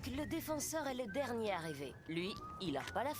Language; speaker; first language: French; native; French